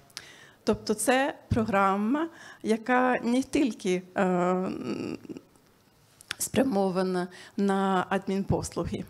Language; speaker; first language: Ukrainian; non-native, fluent; Swedish